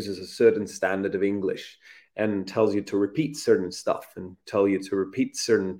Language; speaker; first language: English; non-native, fluent; Italian